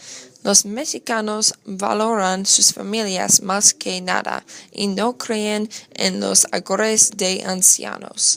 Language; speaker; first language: Spanish; non-native, learner; English